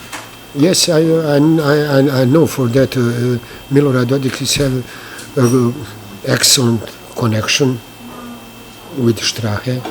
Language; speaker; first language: English; non-native, learner; Bosnian